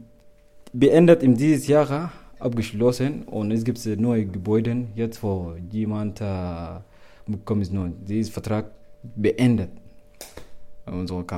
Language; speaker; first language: German; non-native, learner; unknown